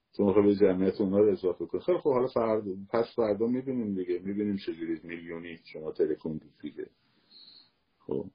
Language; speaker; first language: Persian; native; Persian